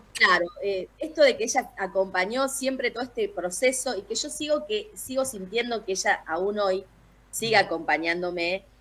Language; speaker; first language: Spanish; native; Spanish